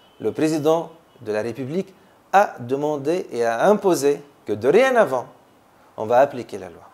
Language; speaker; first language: French; non-native, local second language; Arabic